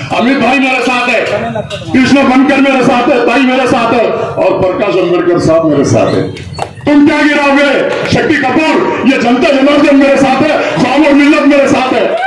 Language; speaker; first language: Hindi; non-native, local second language; Urdu